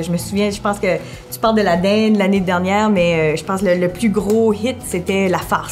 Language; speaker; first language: French; native; French